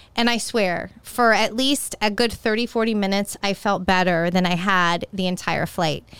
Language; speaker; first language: English; native; English